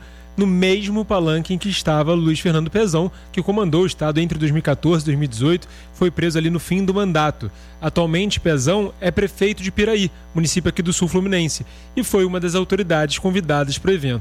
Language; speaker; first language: Portuguese; native; Portuguese